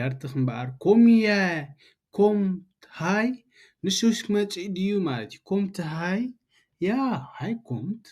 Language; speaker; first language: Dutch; non-native, fluent; Tigrinya